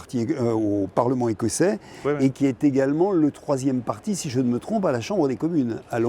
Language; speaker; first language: French; native; French